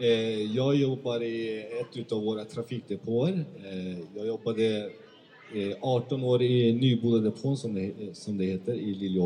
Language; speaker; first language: Swedish; early bilingual, other home language; Turkish